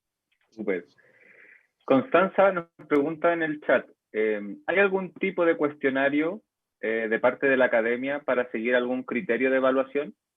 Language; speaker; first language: Spanish; native; Spanish